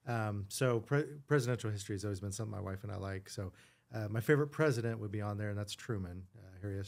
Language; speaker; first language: English; native; English